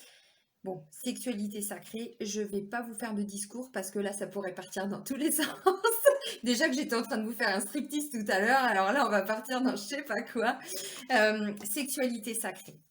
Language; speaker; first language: French; native; French